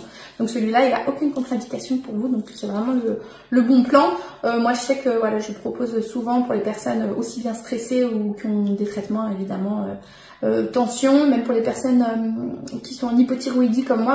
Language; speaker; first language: French; native; French